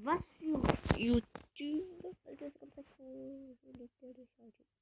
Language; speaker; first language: French; native; French